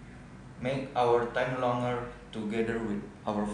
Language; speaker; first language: English; non-native, learner; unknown